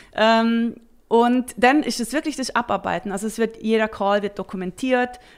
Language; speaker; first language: German; native; German